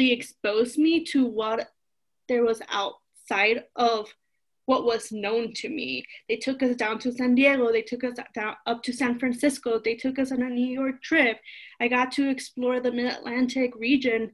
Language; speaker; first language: English; early bilingual, other home language; Spanish